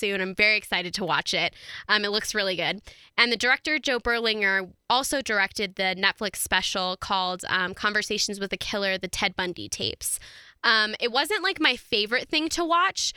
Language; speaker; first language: English; native; English